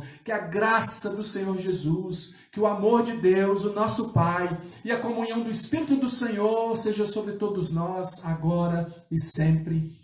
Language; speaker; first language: Portuguese; native; Portuguese